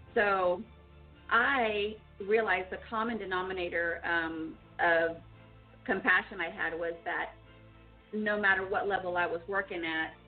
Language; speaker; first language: English; early bilingual, other home language; Spanish